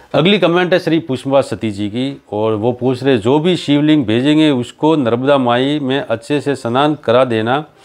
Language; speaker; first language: Hindi; native; Hindi